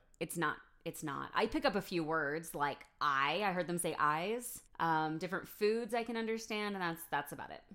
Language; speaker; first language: English; native; English